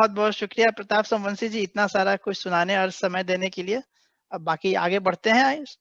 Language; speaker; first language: Hindi; native; Hindi